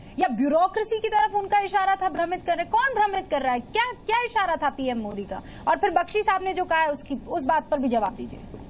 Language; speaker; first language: Hindi; native; Hindi